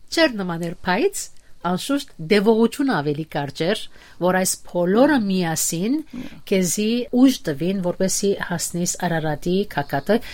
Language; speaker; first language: Armenian; early bilingual, heritage; Armenian